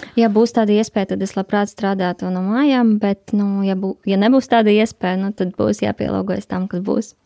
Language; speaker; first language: Latvian; non-native, local second language; Russian